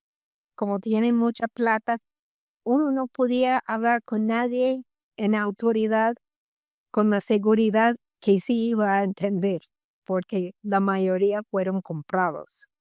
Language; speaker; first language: Spanish; non-native, fluent; English